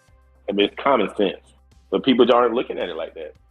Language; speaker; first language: English; native; English